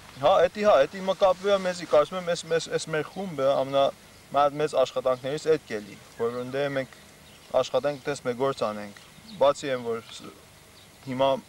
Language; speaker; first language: Armenian; early bilingual, heritage; Armenian